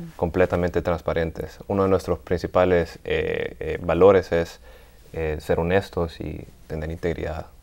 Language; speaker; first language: Spanish; native; Spanish